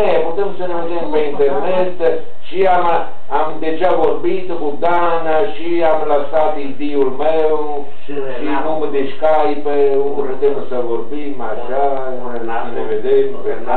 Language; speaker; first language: Romanian; non-native, learner; Italian